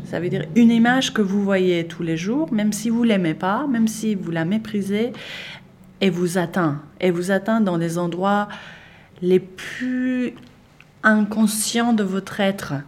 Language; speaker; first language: French; non-native, fluent; Persian